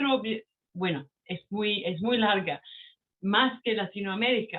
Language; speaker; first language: Spanish; non-native, fluent; Italian